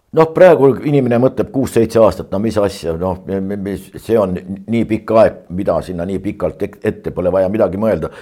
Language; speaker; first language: Estonian; native; Estonian